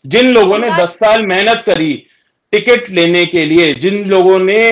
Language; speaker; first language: Hindi; native; Hindi